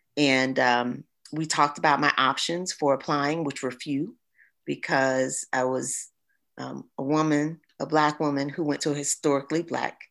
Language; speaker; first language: English; native; English